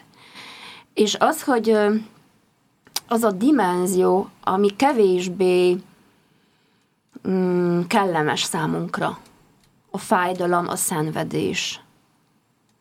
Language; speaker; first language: Hungarian; non-native, fluent; Polish